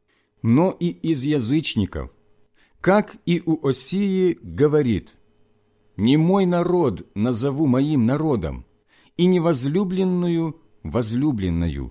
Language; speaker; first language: Russian; native; Russian